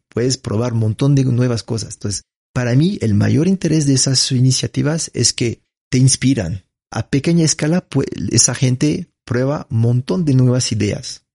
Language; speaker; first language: Spanish; non-native, fluent; French